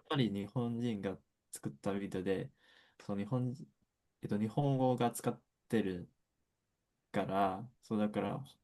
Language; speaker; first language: Japanese; non-native, fluent; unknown